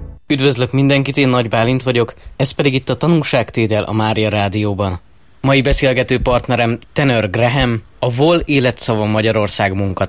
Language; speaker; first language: Hungarian; native; Hungarian